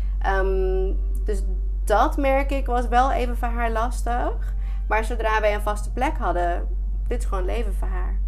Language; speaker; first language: Dutch; non-native, fluent; English